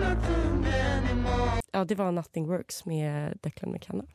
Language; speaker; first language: Swedish; native; Swedish